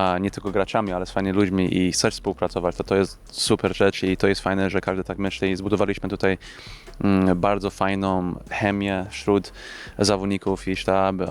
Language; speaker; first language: Polish; early bilingual, heritage; English